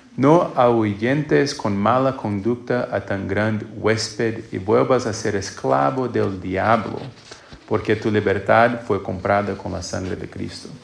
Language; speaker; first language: Spanish; non-native, fluent; English